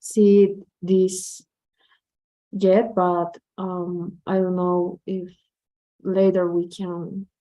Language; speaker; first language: English; non-native, learner; Spanish